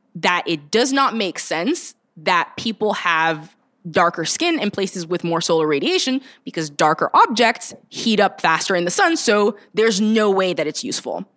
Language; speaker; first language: English; early bilingual, other home language; Bulgarian